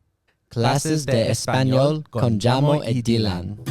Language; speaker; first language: Spanish; non-native, learner; English